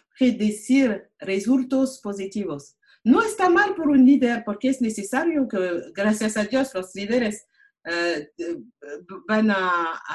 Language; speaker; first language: Spanish; non-native, fluent; French